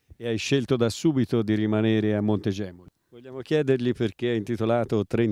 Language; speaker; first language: Italian; native; Italian